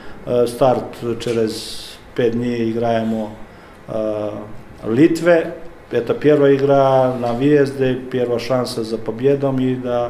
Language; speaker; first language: Russian; non-native, learner; Serbian